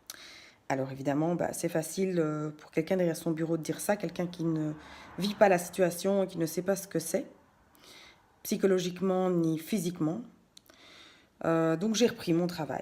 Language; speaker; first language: French; native; French